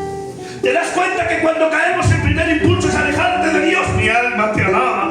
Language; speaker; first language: Spanish; native; Spanish